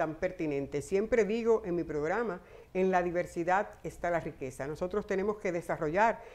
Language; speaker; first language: Spanish; native; Spanish